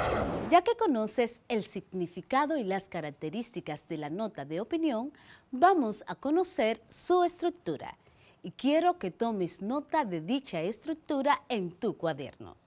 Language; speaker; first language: Spanish; native; Spanish